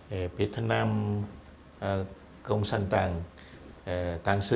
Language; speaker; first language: Korean; non-native, fluent; Vietnamese